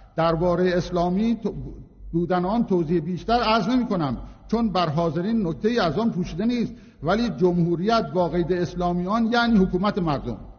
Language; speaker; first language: Persian; non-native, local second language; Azerbaijani